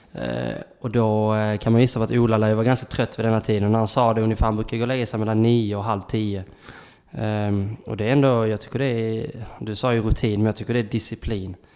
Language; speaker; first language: Swedish; native; Swedish